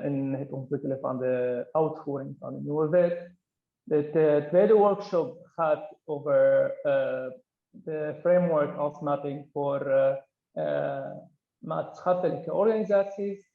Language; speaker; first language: Dutch; non-native, fluent; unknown